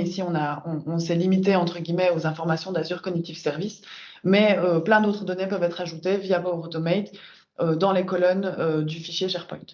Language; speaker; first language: French; native; French